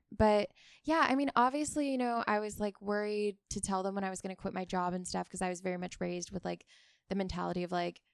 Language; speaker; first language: English; native; English